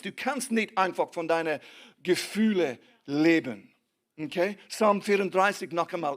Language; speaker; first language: German; non-native, fluent; English